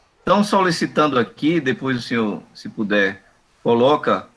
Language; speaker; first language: Portuguese; native; Portuguese